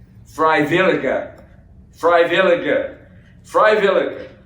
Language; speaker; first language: German; non-native, learner; English